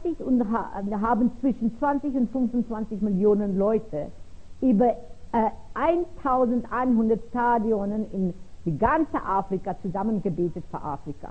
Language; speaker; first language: German; non-native, fluent; Afrikaans